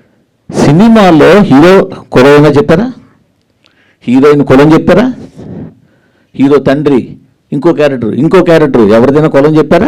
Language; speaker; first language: Telugu; native; Telugu